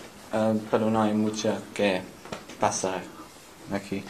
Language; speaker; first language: Spanish; non-native, learner; English